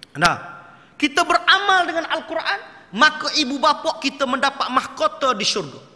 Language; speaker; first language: Malay; native; Malay